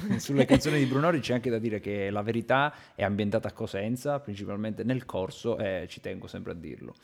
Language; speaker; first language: Italian; native; Italian